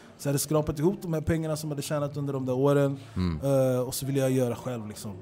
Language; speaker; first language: Swedish; early bilingual, other home language; Papiamento